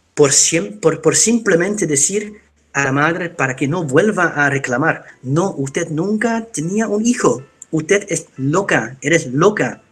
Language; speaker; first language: Spanish; non-native, fluent; Dutch